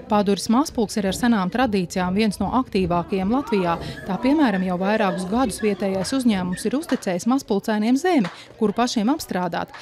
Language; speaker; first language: Latvian; native; Latvian